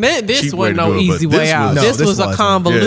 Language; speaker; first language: English; native; English